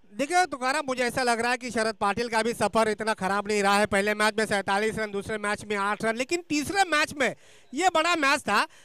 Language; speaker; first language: Hindi; non-native, local second language; Marathi